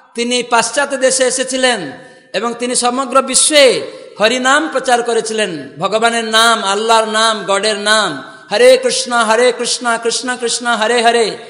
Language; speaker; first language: Bangla; non-native, fluent; Odia